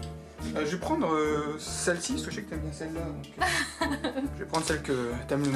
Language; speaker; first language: French; native; French